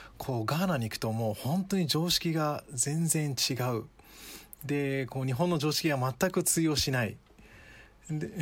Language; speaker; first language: Japanese; early bilingual, other home language; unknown